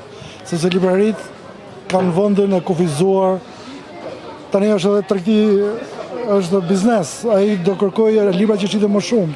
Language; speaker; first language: Albanian; native; Albanian